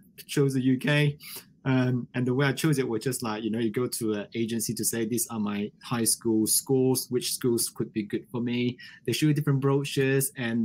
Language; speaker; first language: English; non-native, local second language; Chinese